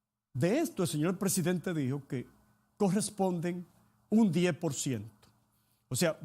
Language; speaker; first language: Spanish; native; Spanish